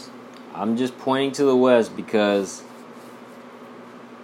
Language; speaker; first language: English; non-native, local second language; Bangla